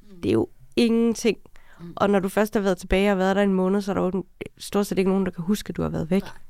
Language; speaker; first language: Danish; native; Danish